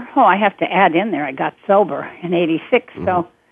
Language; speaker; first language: English; native; English